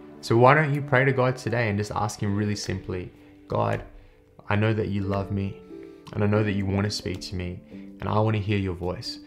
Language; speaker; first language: English; native; English